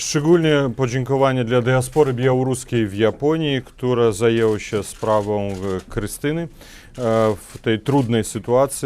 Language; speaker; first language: Polish; non-native, fluent; Russian